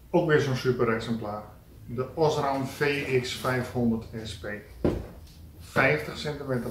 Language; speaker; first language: Dutch; native; Dutch